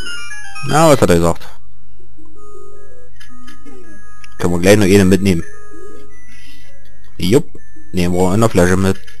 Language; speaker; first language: German; native; German